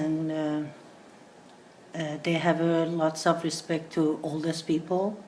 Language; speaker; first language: English; non-native, learner; Persian